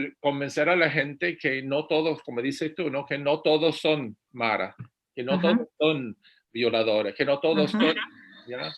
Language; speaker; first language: Spanish; non-native, fluent; English